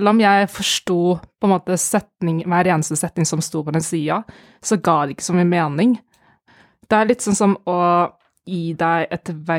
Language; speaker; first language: Norwegian; non-native, fluent; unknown